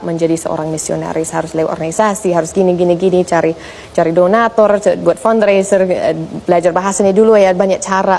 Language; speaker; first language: Indonesian; non-native, fluent; English